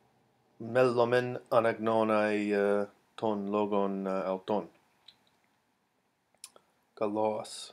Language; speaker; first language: Greek; non-native, fluent; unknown